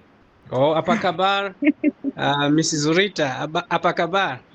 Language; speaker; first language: Indonesian; non-native, learner; Nyanja